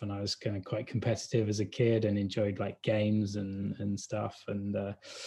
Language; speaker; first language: English; native; English